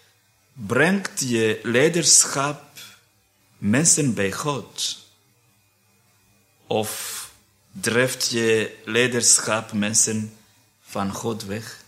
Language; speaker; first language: Dutch; non-native, fluent; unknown